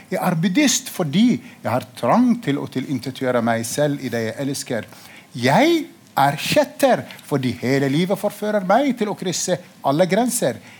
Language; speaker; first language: Norwegian; non-native, fluent; Arabic